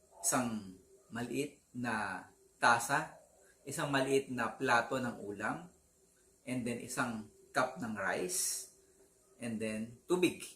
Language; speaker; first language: Filipino; native; Filipino